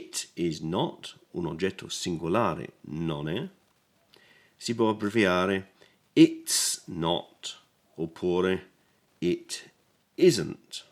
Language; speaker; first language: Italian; non-native, learner; English